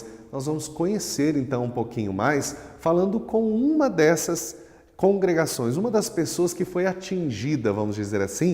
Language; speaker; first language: Portuguese; native; Portuguese